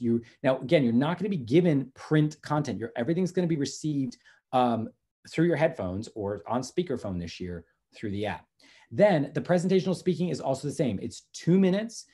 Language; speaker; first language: English; native; English